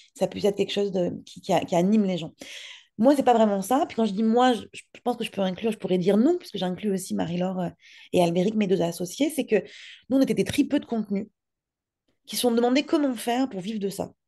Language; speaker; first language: French; native; French